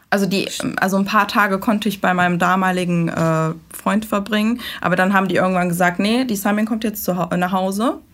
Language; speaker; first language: German; early bilingual, other home language; Persian